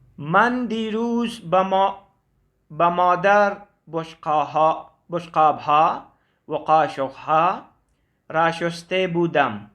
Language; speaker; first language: Persian; non-native, fluent; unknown